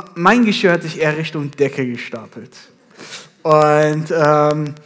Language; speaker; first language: German; non-native, fluent; Persian